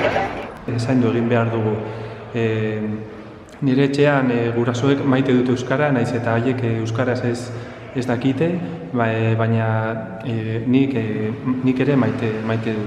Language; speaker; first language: Basque; non-native, local second language; Spanish